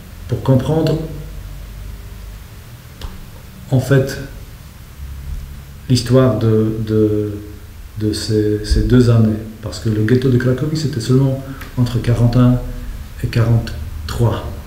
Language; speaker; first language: French; non-native, fluent; Polish